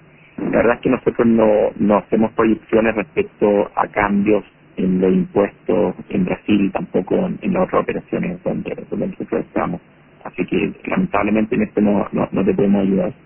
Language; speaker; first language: Spanish; native; Spanish